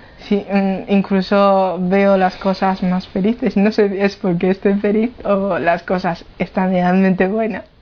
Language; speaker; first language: Spanish; non-native, fluent; Chinese